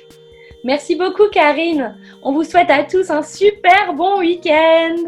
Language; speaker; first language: French; native; French